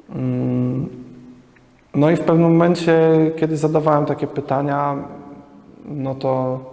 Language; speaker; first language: Polish; native; Polish